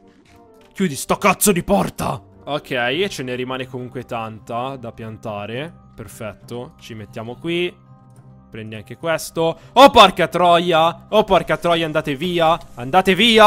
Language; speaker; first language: Italian; native; Italian